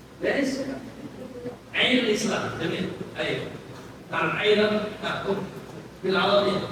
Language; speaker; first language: Arabic; non-native, learner; Indonesian